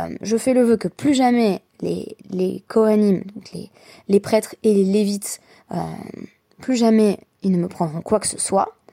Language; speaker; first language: French; native; French